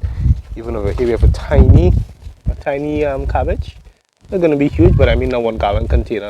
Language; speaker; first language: English; native; English